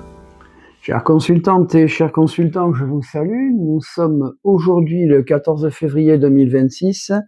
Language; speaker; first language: French; native; French